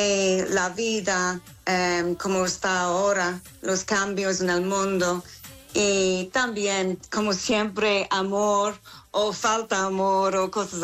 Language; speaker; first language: Spanish; non-native, learner; English